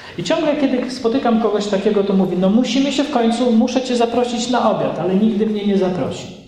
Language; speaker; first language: Polish; native; Polish